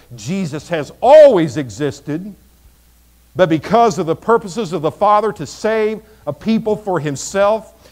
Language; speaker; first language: English; native; English